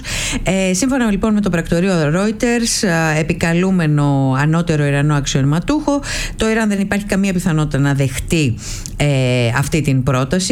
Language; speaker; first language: Greek; native; Greek